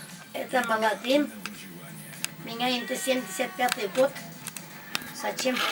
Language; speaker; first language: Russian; non-native, local second language; Tatar